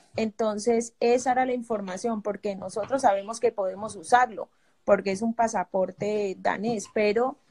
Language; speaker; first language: Spanish; native; Spanish